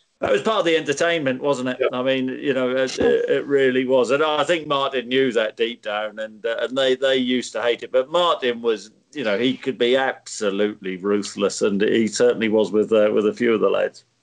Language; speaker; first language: English; native; English